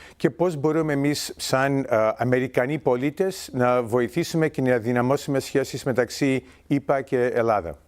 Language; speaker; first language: Greek; early bilingual, heritage; Greek